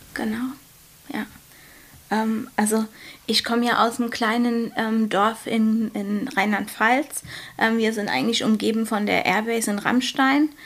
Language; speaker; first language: German; native; German